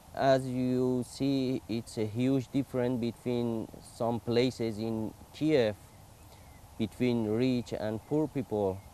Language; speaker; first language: English; non-native, learner; Persian